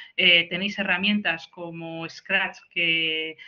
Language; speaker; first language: Spanish; native; Spanish